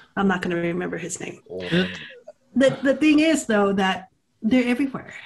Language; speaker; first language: English; native; English